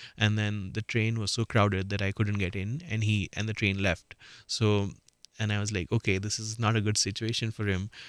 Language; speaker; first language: English; non-native, local second language; Marathi